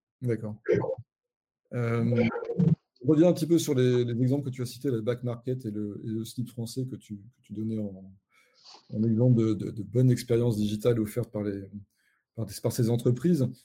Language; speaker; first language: French; native; French